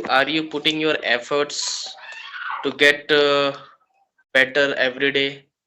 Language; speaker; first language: English; non-native, learner; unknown